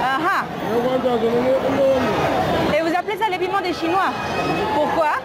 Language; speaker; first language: French; native; French